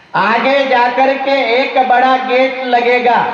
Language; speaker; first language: Hindi; non-native, local second language; Marathi